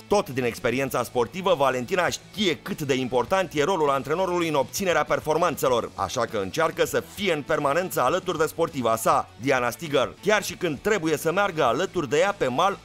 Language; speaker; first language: Romanian; native; Romanian